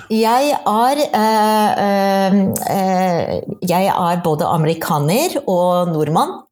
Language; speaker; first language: Norwegian; non-native, fluent; English